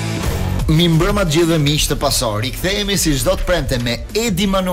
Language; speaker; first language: Albanian; native; Albanian